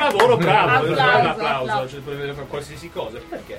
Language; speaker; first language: Italian; non-native, fluent; English